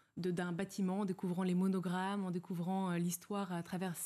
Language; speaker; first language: French; native; French